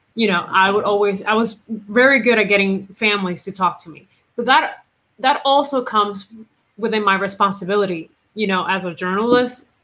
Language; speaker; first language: English; non-native, fluent; Spanish